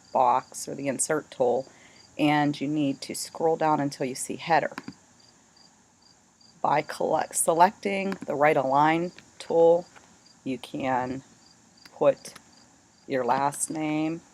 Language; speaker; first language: English; native; English